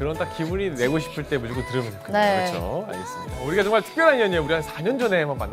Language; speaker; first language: Korean; native; Korean